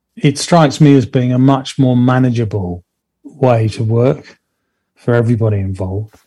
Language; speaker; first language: English; native; English